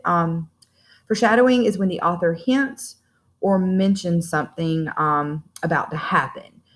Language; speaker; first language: English; native; English